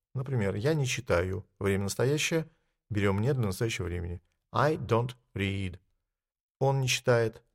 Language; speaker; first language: Russian; native; Russian